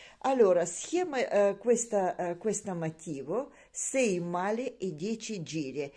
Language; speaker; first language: Italian; non-native, learner; Ukrainian